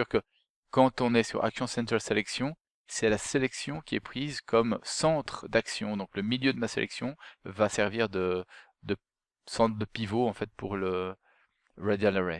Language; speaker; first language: French; native; French